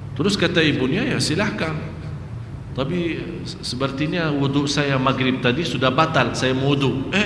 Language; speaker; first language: Malay; non-native, fluent; Arabic